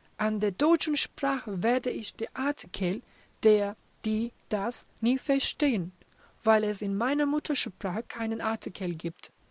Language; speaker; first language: German; non-native, fluent; Turkish